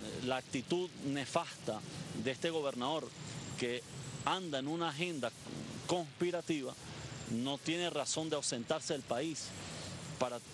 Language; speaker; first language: Spanish; native; Spanish